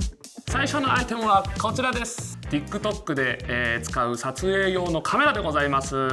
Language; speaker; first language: Japanese; native; Japanese